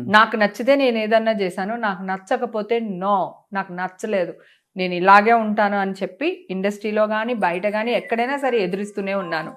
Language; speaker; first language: Telugu; native; Telugu